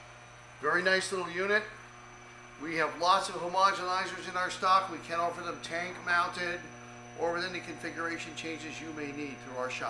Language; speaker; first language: English; native; English